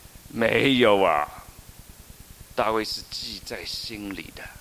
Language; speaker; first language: Chinese; native; Chinese